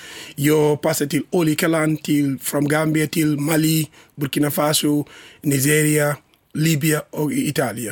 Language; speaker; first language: Swedish; non-native, learner; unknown